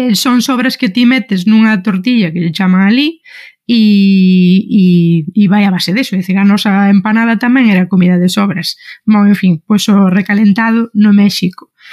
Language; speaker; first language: Galician; native; Galician